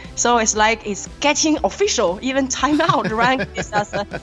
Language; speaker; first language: English; non-native, fluent; Chinese